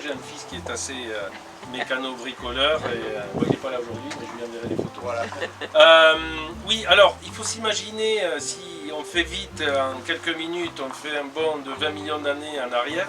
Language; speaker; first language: French; native; French